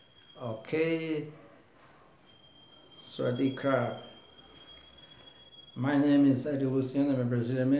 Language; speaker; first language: English; non-native, learner; Portuguese